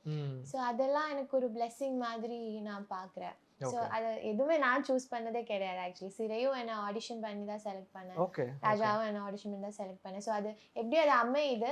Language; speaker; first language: Tamil; non-native, local second language; Malayalam